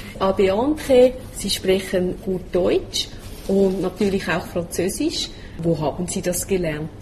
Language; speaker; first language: German; native; German